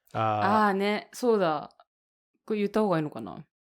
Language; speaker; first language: Japanese; native; Japanese